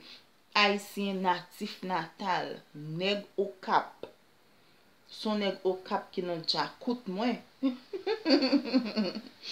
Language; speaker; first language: French; non-native, learner; Haitian Creole